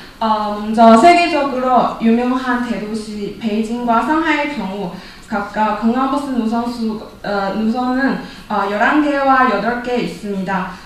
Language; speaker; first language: Korean; non-native, fluent; Chinese